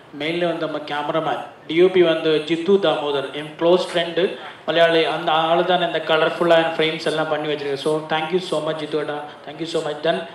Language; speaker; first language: Tamil; non-native, learner; Malayalam